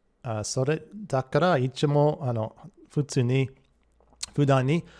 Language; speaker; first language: Japanese; non-native, learner; English